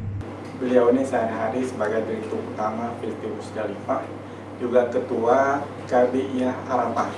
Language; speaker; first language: Indonesian; native; Indonesian